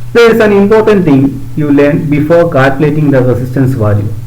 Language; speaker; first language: English; non-native, local second language; Malayalam